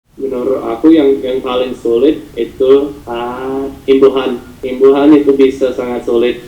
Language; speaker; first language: Indonesian; non-native, fluent; English